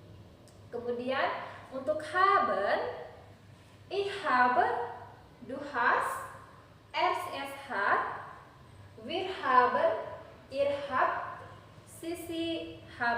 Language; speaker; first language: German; non-native, learner; Indonesian